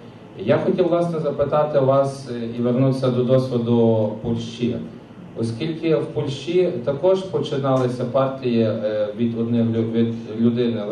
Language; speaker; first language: Ukrainian; native; Ukrainian